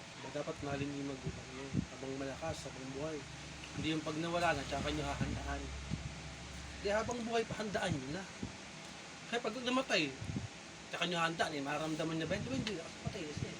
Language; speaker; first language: Filipino; native; Filipino